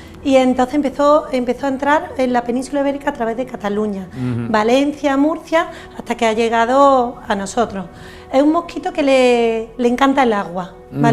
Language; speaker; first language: Spanish; native; Spanish